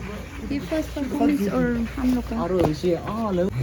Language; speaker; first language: Hindi; non-native, learner; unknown